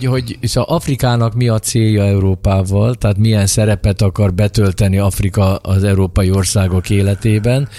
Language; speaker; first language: Hungarian; native; Hungarian